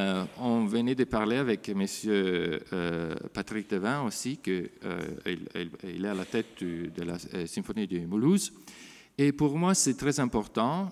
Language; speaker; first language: French; non-native, fluent; Italian